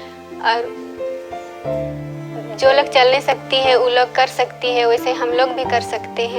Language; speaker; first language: Hindi; non-native, local second language; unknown